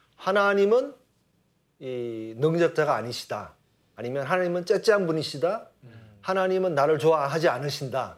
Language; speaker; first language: Korean; native; Korean